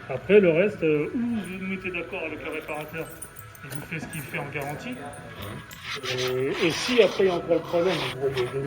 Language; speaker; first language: French; native; French